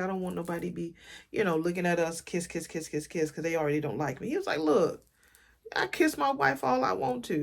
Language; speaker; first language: English; native; English